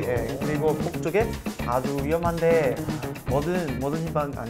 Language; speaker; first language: Korean; non-native, learner; Portuguese